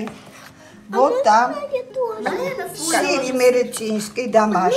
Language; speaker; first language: Russian; non-native, learner; Georgian